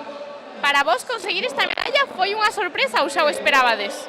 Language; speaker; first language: Galician; native; Galician